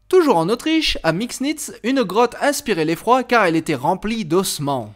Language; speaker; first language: French; native; French